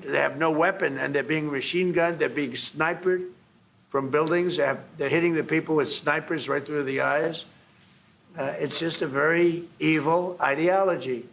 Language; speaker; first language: English; native; English